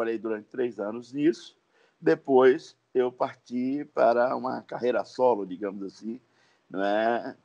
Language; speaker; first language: Portuguese; native; Portuguese